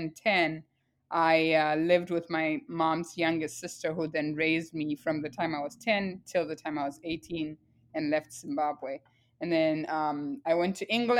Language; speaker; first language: English; non-native, local second language; Shona